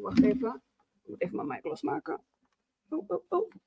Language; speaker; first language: Dutch; native; Dutch